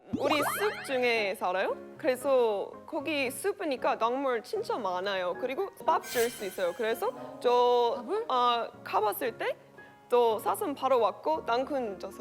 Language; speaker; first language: Korean; non-native, learner; English